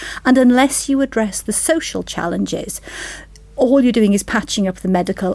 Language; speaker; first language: English; native; English